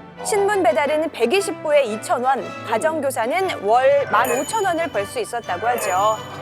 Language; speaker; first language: Korean; native; Korean